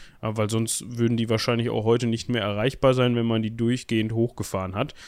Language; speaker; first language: German; native; German